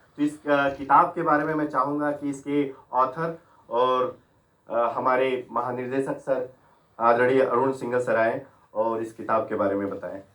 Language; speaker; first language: Hindi; native; Hindi